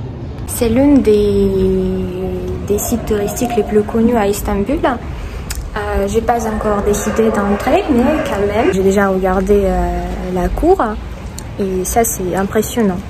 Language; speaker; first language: French; non-native, fluent; Russian